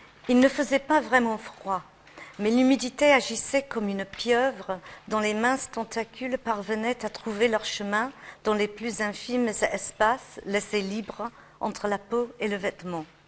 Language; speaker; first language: French; non-native, fluent; English